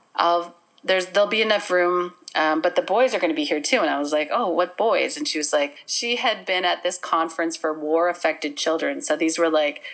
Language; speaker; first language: English; native; English